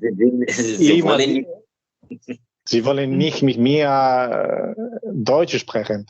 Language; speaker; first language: German; non-native, learner; Spanish